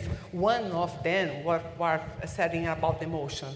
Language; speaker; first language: English; non-native, learner; Portuguese